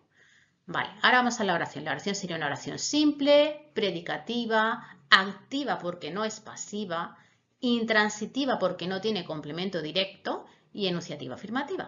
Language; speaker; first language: Spanish; native; Spanish